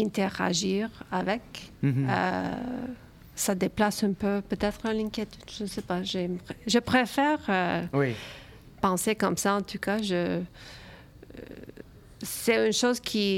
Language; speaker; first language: French; early bilingual, other home language; Romanian